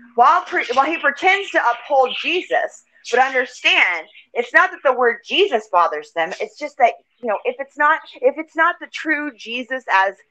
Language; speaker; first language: English; native; English